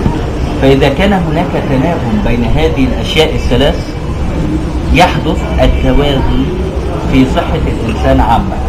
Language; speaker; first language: Arabic; native; Arabic